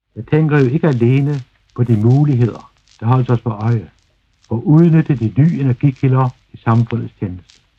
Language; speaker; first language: Danish; native; Danish